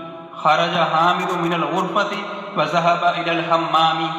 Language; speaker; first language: Arabic; non-native, learner; Urdu